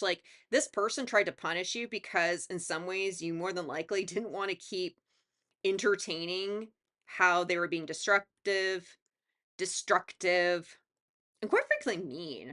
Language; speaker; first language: English; native; English